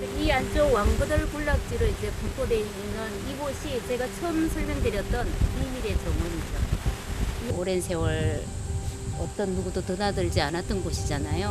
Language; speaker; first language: Korean; native; Korean